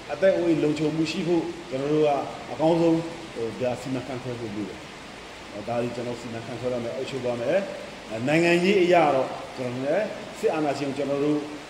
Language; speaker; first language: Burmese; non-native, local second language; Shwe Palaung